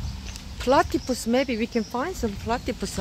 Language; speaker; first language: English; non-native, learner; Korean